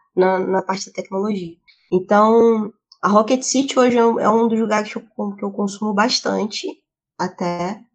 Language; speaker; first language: Portuguese; native; Portuguese